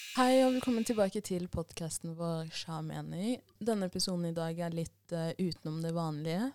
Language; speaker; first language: Norwegian; early bilingual, other home language; Persian